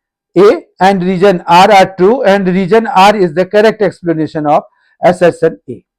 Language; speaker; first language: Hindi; native; Hindi